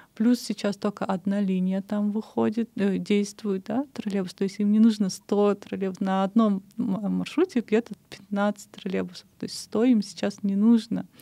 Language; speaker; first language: Russian; non-native, local second language; Kyrgyz